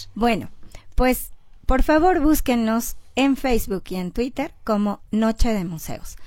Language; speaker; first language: Spanish; native; Spanish